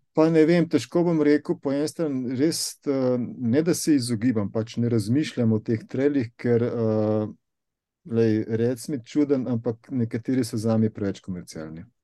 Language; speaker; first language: Slovenian; native; Slovenian